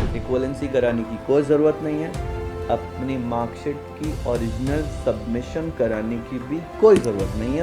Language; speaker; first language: Hindi; native; Hindi